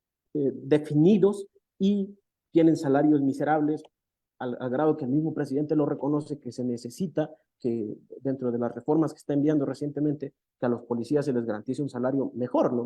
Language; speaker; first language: Spanish; native; Spanish